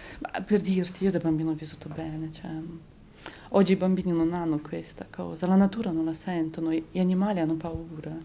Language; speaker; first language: Italian; non-native, fluent; Romanian